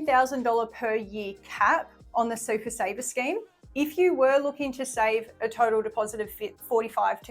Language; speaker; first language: English; native; English